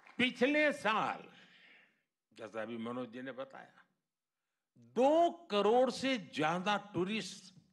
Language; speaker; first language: Hindi; non-native, local second language; Gujarati